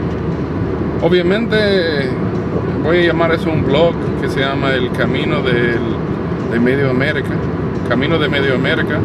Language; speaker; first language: Spanish; non-native, fluent; English